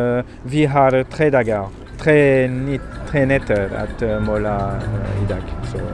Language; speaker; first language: Swedish; non-native, learner; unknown